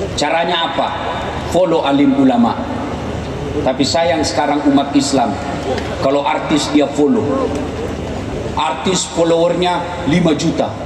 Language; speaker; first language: Indonesian; non-native, local second language; Buginese